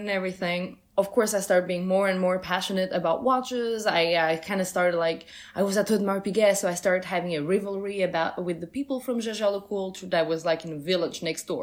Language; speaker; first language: English; non-native, fluent; Portuguese